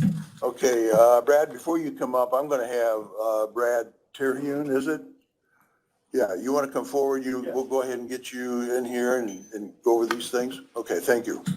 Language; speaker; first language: English; native; English